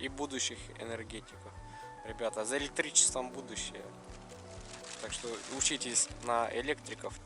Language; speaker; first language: Russian; native; Russian